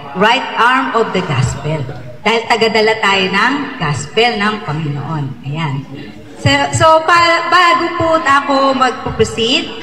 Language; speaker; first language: Filipino; native; Filipino